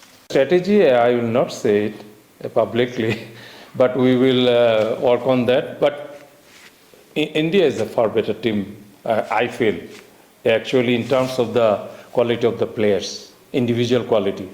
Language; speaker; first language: English; non-native, local second language; Bangla